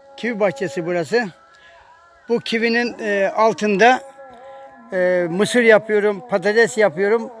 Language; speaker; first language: Turkish; native; Turkish